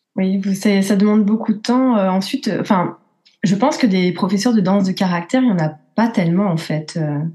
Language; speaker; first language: French; native; French